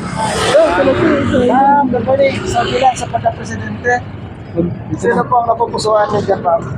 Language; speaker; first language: Filipino; native; Filipino